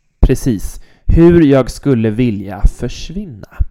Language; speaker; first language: Swedish; native; Swedish